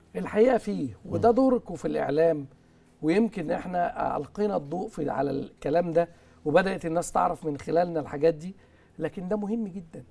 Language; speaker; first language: Arabic; native; Arabic